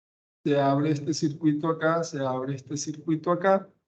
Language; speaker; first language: Spanish; native; Spanish